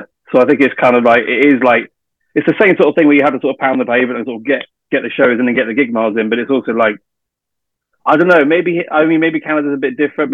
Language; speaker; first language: English; native; English